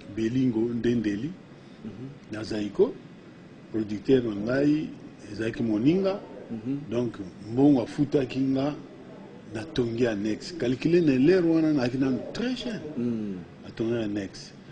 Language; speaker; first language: Lingala; native; Lingala